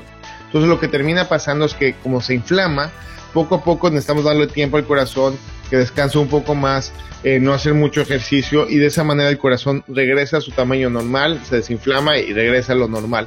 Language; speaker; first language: Spanish; native; Spanish